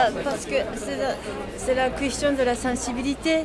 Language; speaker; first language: French; non-native, learner; Japanese